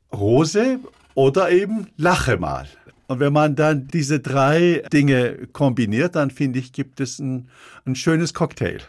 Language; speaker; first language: German; early bilingual, other home language; Turkish